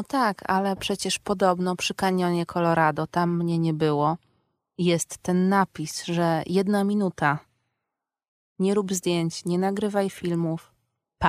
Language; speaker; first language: Polish; native; Polish